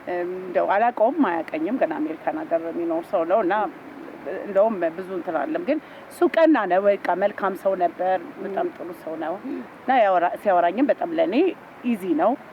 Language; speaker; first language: Amharic; native; Amharic